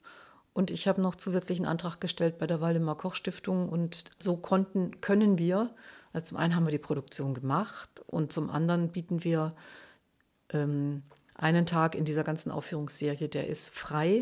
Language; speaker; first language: German; native; German